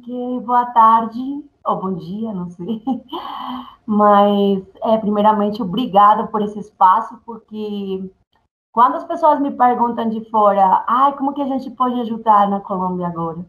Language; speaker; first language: Portuguese; non-native, fluent; Spanish